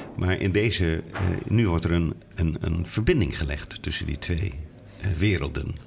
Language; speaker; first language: Dutch; native; Dutch